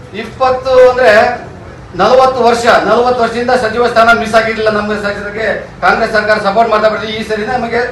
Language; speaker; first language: Kannada; non-native, local second language; Lambadi